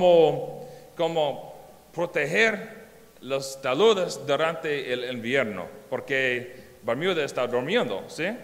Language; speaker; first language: Spanish; non-native, learner; English